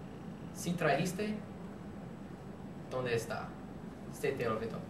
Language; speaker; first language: Spanish; non-native, learner; English